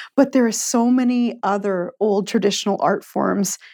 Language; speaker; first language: English; native; English